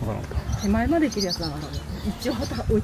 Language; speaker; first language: Japanese; native; Japanese